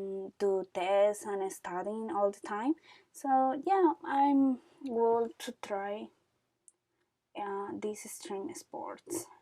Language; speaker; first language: English; non-native, learner; Spanish